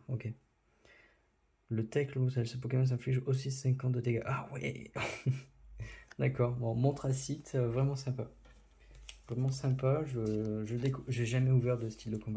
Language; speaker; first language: French; native; French